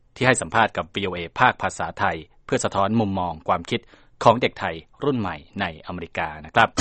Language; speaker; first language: Thai; native; Thai